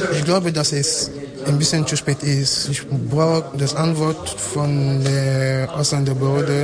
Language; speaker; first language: German; non-native, learner; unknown